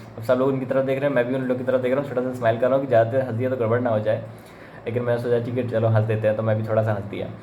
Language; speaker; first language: Hindi; native; Hindi